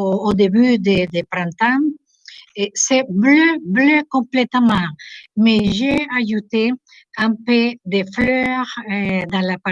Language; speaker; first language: French; non-native, learner; Spanish